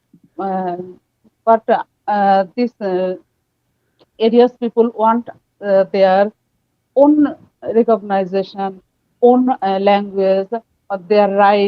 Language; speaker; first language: English; non-native, learner; Bangla